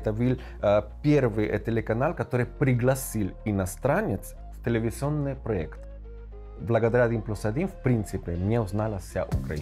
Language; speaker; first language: Ukrainian; non-native, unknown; Spanish